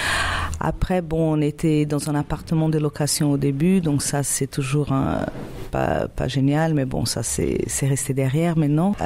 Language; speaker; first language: French; non-native, fluent; Portuguese